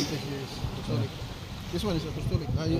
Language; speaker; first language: English; non-native, learner; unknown